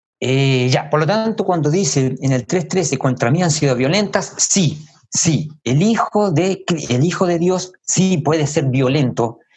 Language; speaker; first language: Spanish; native; Spanish